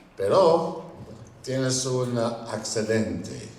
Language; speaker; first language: Spanish; non-native, learner; English